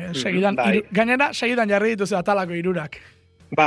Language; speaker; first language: Basque; native; Basque